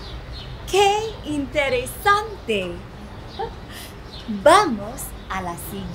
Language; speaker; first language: Spanish; non-native, fluent; English